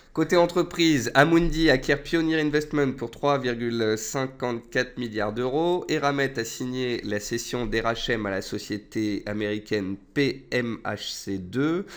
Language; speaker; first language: French; native; French